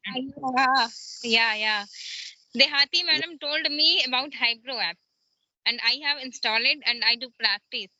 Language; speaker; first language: English; non-native, learner; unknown